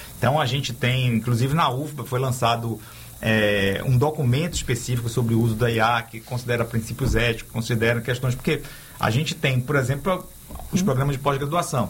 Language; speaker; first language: Portuguese; native; Portuguese